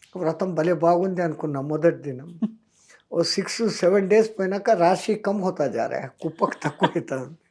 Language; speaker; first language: Telugu; non-native, local second language; Hindi